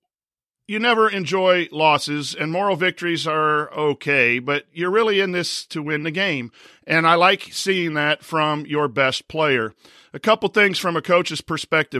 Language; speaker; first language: English; native; English